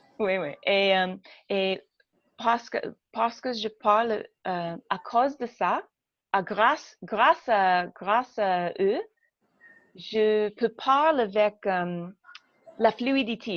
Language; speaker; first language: French; non-native, learner; English